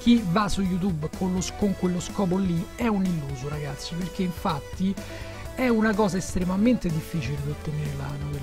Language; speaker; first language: Italian; native; Italian